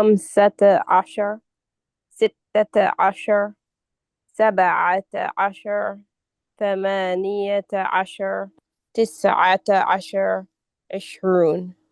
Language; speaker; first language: Arabic; non-native, learner; English